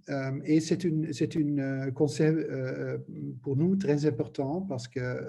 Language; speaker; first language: French; non-native, learner; Dutch